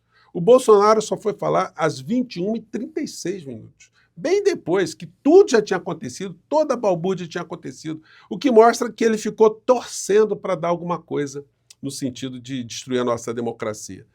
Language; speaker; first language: Portuguese; native; Portuguese